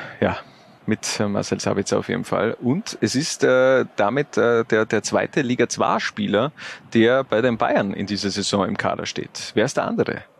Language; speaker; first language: German; native; German